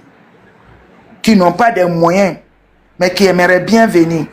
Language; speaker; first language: French; non-native, local second language; Bambara